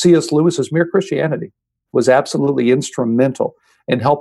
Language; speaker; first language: English; native; English